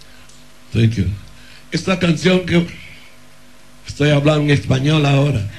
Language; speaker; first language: Spanish; non-native, learner; English